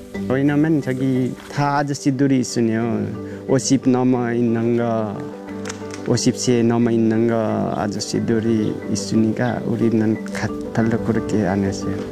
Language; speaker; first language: Korean; non-native, learner; Nepali